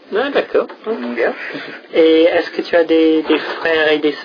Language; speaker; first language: French; non-native, fluent; English